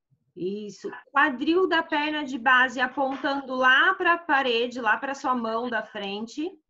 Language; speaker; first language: Portuguese; native; Portuguese